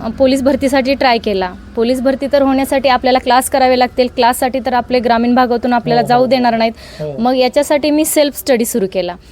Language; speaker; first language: Marathi; native; Marathi